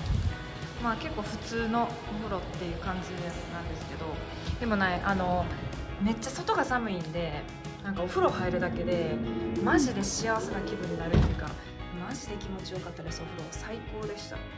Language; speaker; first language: Japanese; native; Japanese